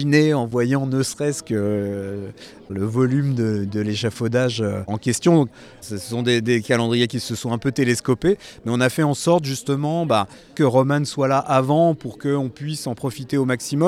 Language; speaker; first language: French; native; French